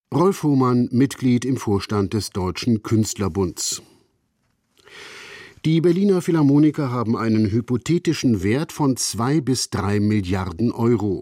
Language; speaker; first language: German; native; German